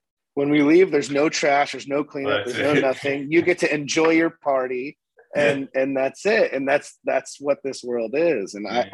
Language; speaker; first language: English; native; English